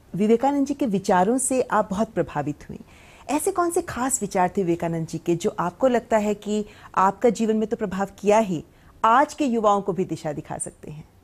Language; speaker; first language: Hindi; native; Hindi